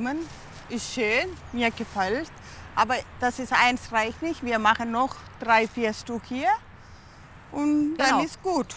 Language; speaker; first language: German; non-native, learner; Tamil